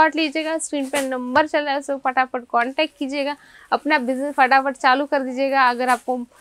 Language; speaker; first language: Hindi; native; Hindi